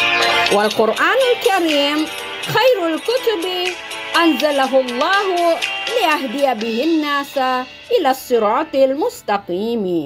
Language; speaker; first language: Arabic; non-native, fluent; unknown